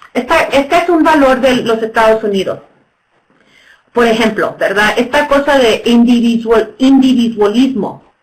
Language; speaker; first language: Spanish; non-native, fluent; English